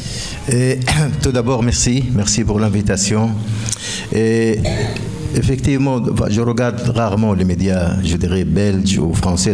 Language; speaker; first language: French; non-native, fluent; Arabic